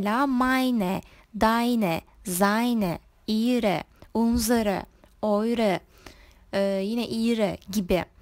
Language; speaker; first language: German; non-native, fluent; Turkish